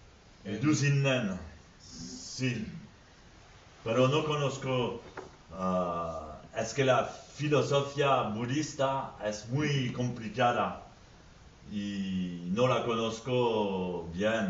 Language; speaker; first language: Spanish; non-native, fluent; French